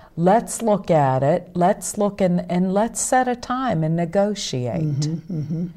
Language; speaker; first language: English; native; English